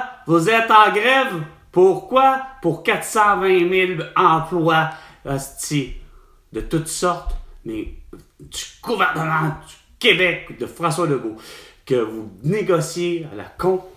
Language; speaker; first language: French; native; French